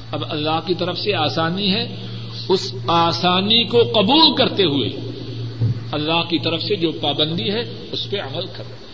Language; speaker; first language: Urdu; non-native, local second language; Punjabi